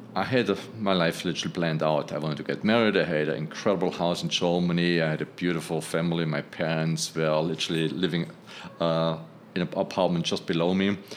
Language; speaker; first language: English; non-native, fluent; German